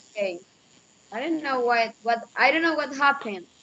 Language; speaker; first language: English; non-native, learner; Spanish